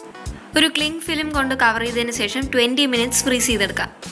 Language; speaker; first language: Malayalam; native; Malayalam